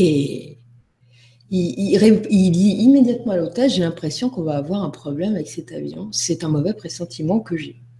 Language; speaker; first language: French; native; French